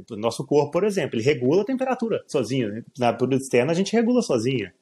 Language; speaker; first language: Portuguese; native; Portuguese